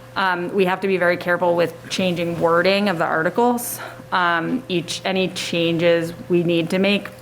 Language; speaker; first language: English; native; English